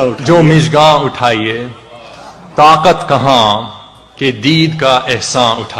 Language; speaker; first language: Urdu; non-native, fluent; English